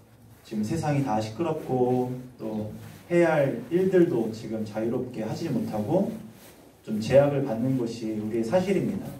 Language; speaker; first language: Korean; native; Korean